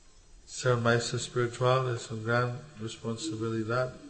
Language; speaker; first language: Spanish; non-native, learner; English